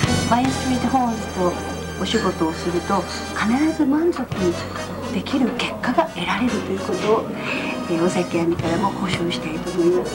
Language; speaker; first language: Japanese; native; Japanese